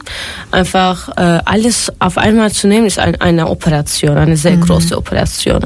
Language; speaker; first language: German; non-native, fluent; Turkish